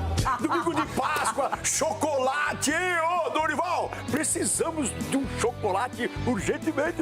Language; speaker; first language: Portuguese; native; Portuguese